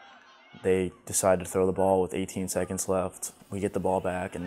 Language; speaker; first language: English; native; English